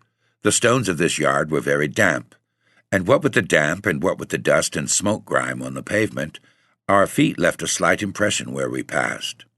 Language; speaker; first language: English; native; English